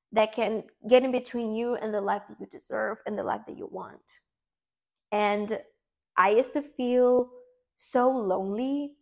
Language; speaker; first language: English; non-native, fluent; Portuguese